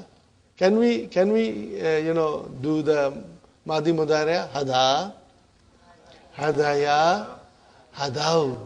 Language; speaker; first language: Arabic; non-native, fluent; Urdu